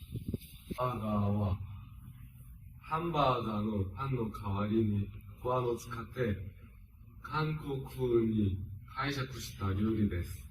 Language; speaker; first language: Japanese; non-native, learner; Korean